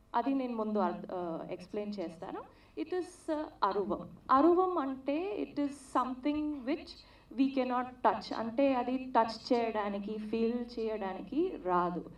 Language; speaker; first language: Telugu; non-native, learner; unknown